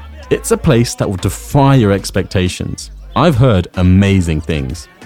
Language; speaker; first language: English; native; English